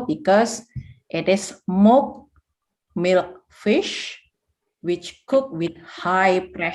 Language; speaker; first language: English; non-native, fluent; Indonesian